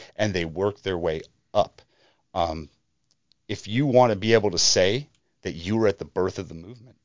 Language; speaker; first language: English; native; English